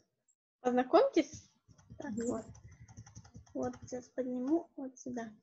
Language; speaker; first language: Russian; native; Russian